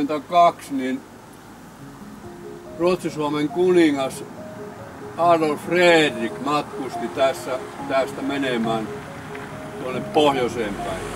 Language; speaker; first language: Finnish; native; Finnish